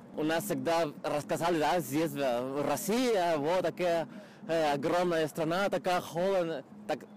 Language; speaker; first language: Russian; non-native, fluent; Spanish